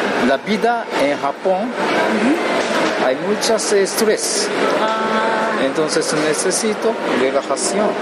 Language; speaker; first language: Spanish; non-native, learner; Japanese